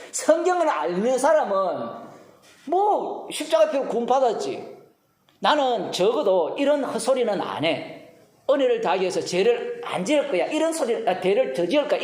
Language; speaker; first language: Korean; native; Korean